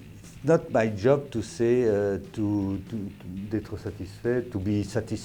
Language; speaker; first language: English; non-native, learner; French